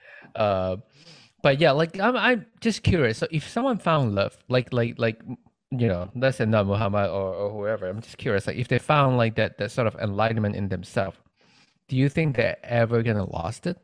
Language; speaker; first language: English; non-native, local second language; Chinese